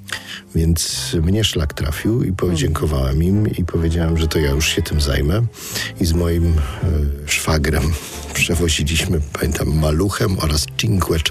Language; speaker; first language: Polish; native; Polish